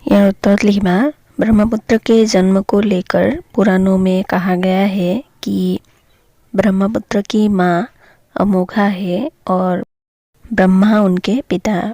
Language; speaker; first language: Hindi; non-native, local second language; Assamese